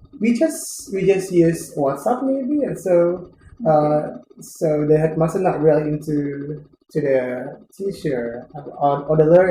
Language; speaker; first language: English; non-native, learner; Indonesian